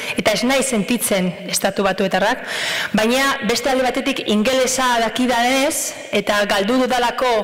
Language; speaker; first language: Basque; non-native, fluent; Spanish